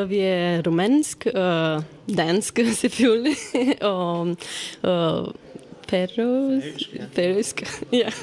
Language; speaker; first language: Danish; non-native, learner; Romanian